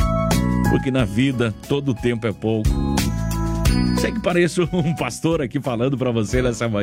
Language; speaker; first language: Portuguese; native; Portuguese